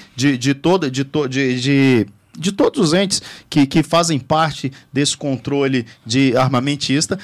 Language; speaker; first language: Portuguese; native; Portuguese